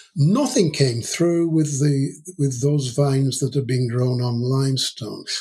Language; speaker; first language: English; native; English